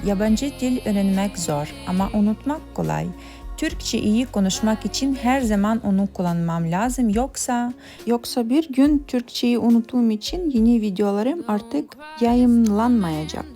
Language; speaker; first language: Turkish; non-native, fluent; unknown